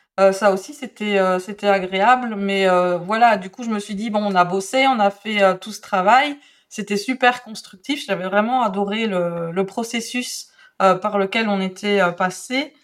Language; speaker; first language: French; native; French